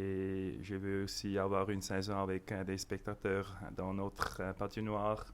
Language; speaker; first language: French; non-native, local second language; German